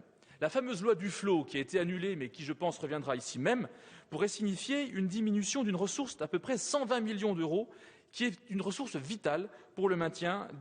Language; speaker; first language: French; native; French